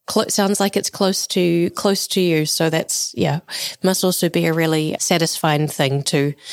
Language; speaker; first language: English; native; English